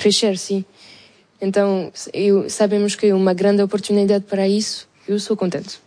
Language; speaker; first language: Portuguese; non-native, fluent; French